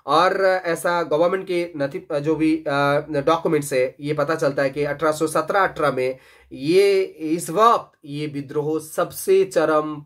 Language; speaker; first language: Hindi; non-native, local second language; Bangla